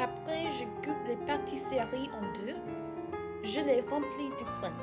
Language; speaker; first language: French; non-native, learner; English